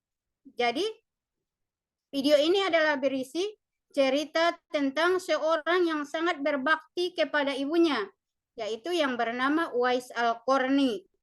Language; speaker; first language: Indonesian; native; Indonesian